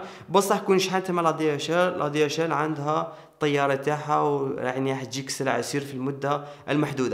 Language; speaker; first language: Arabic; native; Arabic